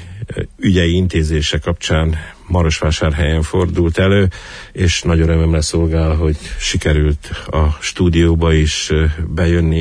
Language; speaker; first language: Hungarian; native; Hungarian